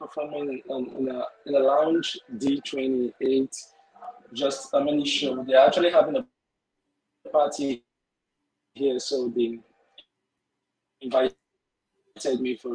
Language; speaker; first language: English; non-native, local second language; Igbo